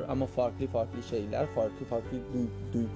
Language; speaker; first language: Turkish; non-native, fluent; Persian